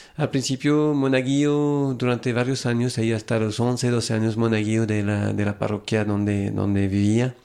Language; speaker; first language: Spanish; non-native, fluent; French